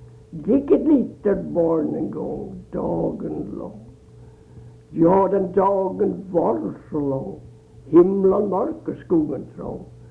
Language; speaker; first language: Swedish; early bilingual, heritage; Swedish